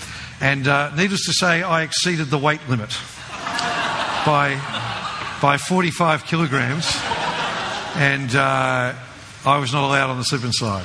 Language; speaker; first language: English; native; English